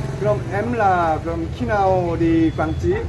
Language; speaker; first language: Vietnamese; non-native, learner; Korean